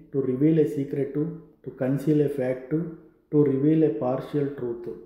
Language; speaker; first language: English; non-native, local second language; Telugu